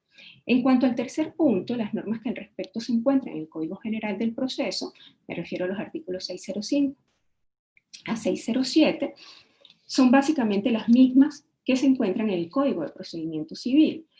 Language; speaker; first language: Spanish; native; Spanish